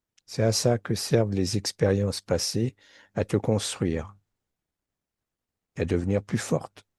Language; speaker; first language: French; native; French